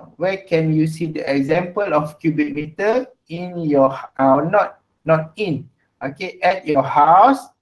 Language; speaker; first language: English; non-native, local second language; Malay